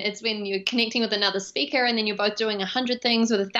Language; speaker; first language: English; native; English